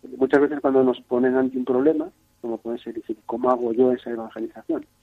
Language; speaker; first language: Spanish; native; Spanish